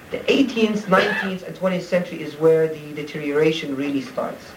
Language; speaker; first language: English; non-native, fluent; Arabic